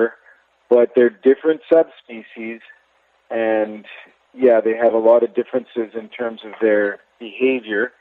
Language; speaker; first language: English; native; English